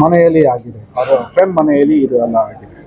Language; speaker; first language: Kannada; non-native, local second language; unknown